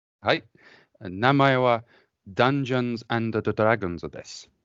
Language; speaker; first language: Japanese; non-native, learner; English